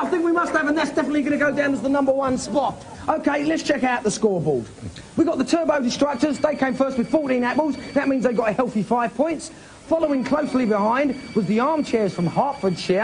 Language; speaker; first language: English; native; English